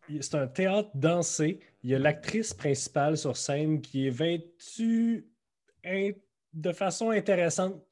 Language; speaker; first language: French; native; French